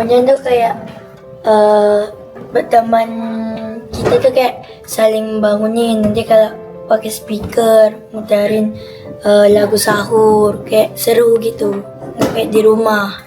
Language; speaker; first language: Indonesian; native; Indonesian